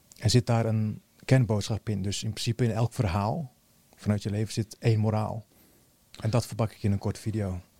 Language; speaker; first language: Dutch; early bilingual, other home language; Bosnian